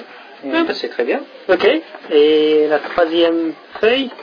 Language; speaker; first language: French; non-native, fluent; English